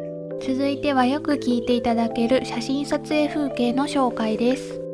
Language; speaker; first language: Japanese; native; Japanese